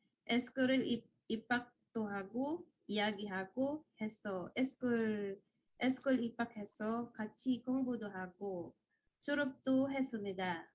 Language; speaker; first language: Korean; non-native, fluent; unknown